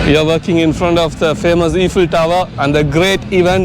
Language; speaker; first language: English; non-native, local second language; Tamil